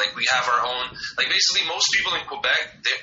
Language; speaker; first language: English; non-native, fluent; French